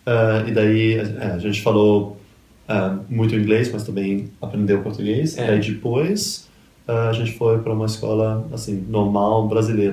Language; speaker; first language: Portuguese; early bilingual, other home language; Danish